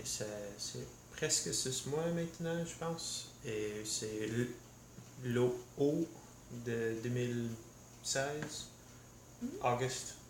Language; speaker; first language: French; non-native, learner; English